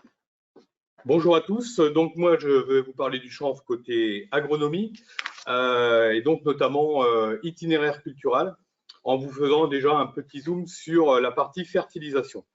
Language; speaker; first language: French; native; French